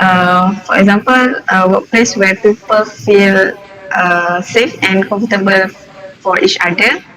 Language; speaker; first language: English; non-native, learner; Malay